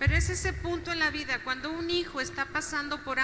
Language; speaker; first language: Spanish; native; Spanish